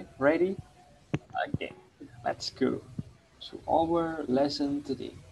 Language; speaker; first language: English; non-native, learner; Indonesian